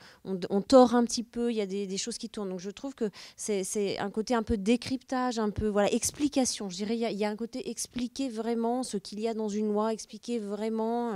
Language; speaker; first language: French; native; French